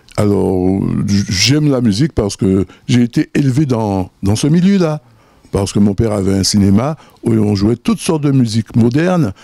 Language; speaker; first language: French; native; French